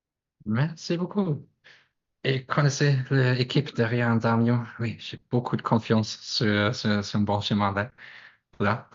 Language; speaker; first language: French; non-native, fluent; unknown